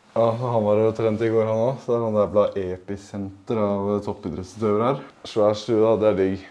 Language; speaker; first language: Norwegian; native; Norwegian